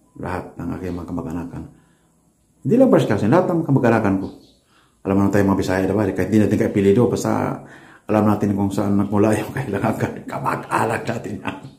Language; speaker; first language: Filipino; non-native, local second language; Waray